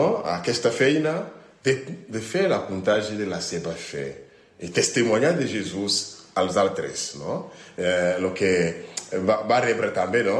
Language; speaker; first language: Catalan; non-native, learner; French